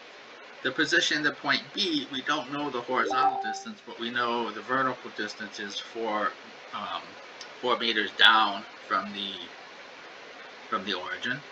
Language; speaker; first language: English; native; English